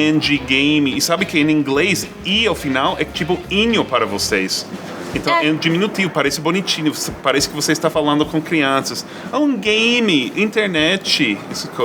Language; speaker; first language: Portuguese; non-native, fluent; English